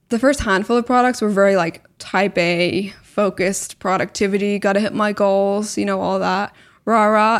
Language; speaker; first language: English; native; English